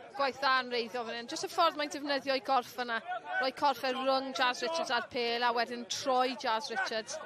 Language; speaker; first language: Welsh; native; Welsh